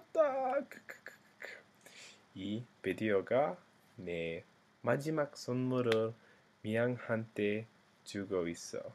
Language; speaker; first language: Korean; non-native, learner; English